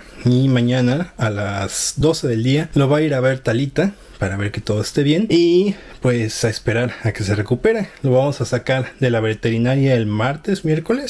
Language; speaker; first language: Spanish; native; Spanish